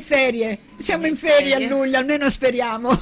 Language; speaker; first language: Italian; native; Italian